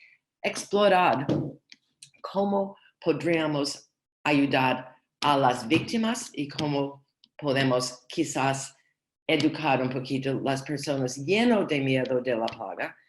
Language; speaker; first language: Spanish; non-native, learner; English